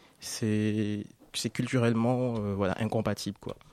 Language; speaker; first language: French; non-native, local second language; Fon